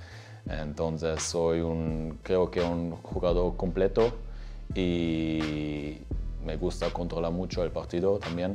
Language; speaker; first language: Spanish; non-native, learner; Turkish